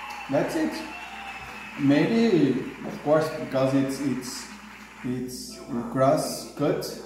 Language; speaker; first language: English; non-native, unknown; Portuguese